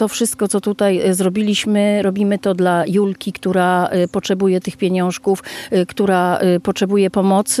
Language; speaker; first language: Polish; native; Polish